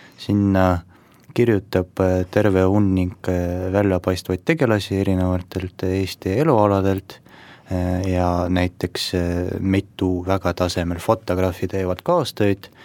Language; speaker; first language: Estonian; non-native, local second language; Russian